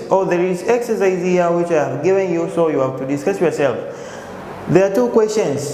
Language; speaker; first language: English; non-native, local second language; Swahili